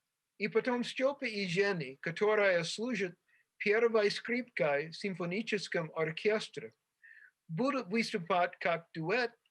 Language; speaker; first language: Russian; non-native, fluent; English